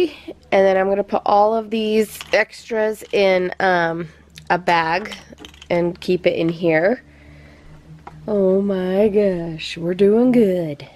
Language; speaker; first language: English; native; English